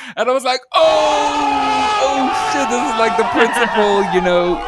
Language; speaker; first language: English; non-native, local second language; Afrikaans